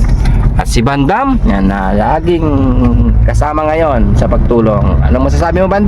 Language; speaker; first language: Filipino; native; Filipino